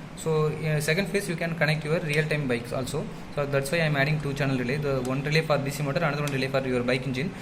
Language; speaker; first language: English; non-native, local second language; Tamil